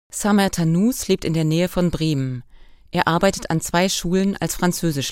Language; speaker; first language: German; native; German